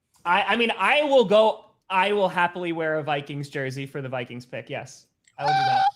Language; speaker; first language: English; native; English